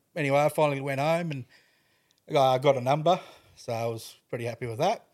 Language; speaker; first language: English; native; English